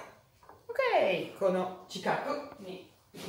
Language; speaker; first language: Japanese; non-native, fluent; Italian